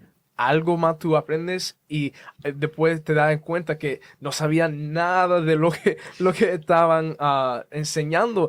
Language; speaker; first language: Spanish; early bilingual, heritage; Spanish